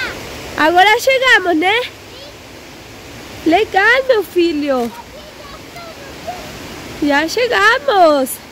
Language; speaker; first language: Portuguese; non-native, local second language; Spanish